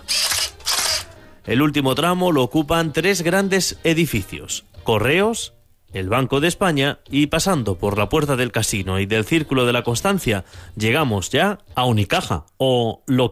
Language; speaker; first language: Spanish; native; Spanish